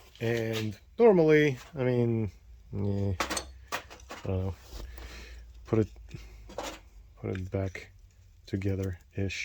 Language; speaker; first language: English; native; English